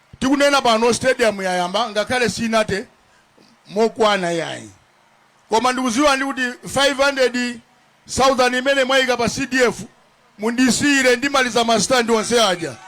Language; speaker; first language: Nyanja; non-native, local second language; Tumbuka